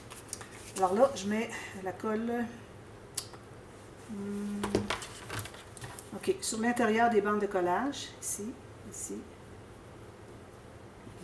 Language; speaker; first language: French; native; French